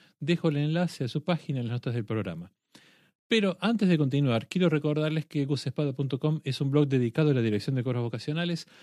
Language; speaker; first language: Spanish; native; Spanish